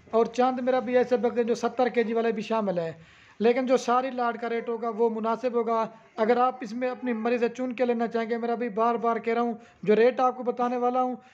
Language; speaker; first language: Urdu; non-native, local second language; Saraiki